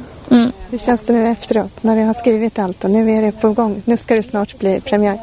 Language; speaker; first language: Swedish; native; Swedish